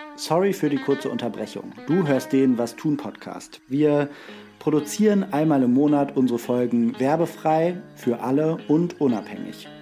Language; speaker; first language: German; native; German